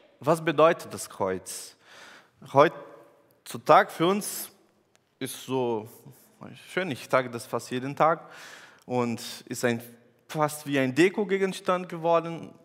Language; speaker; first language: German; non-native, fluent; Portuguese